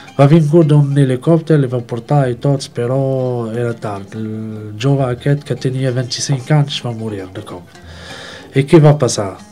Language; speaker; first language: Catalan; non-native, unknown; Arabic